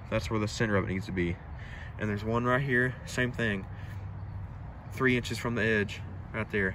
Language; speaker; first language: English; native; English